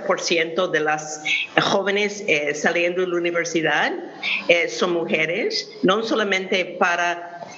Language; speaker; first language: Spanish; non-native, fluent; English